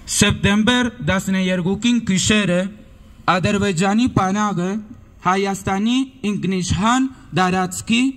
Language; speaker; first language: Armenian; early bilingual, heritage; Armenian